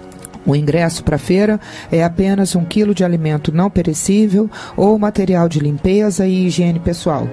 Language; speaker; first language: Portuguese; native; Portuguese